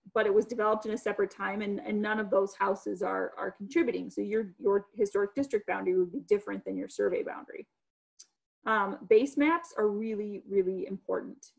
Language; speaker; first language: English; native; English